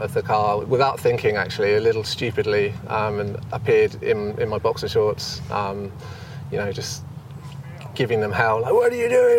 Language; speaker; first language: English; native; English